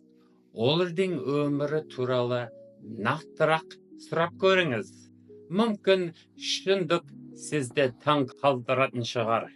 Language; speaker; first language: Kazakh; non-native, fluent; English